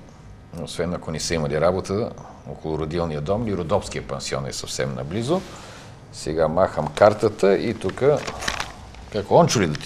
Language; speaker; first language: Bulgarian; native; Bulgarian